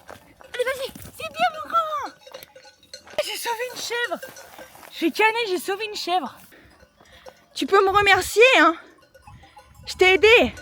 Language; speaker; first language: French; native; French